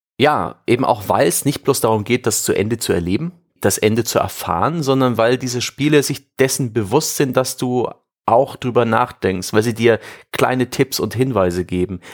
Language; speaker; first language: German; native; German